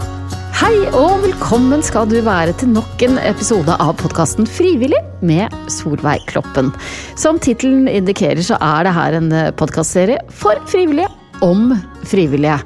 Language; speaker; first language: Norwegian; native; Norwegian